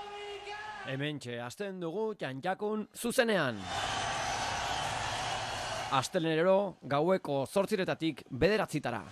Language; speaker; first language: Basque; native; Basque